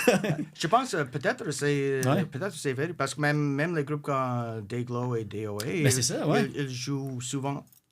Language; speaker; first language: French; non-native, local second language; English